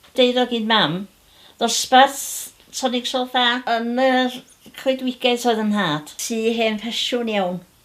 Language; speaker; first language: Welsh; native; Welsh